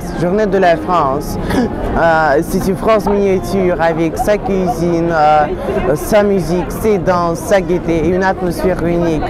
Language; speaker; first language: French; non-native, learner; Russian